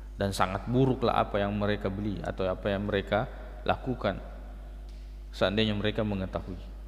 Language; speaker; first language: Malay; non-native, local second language; Buginese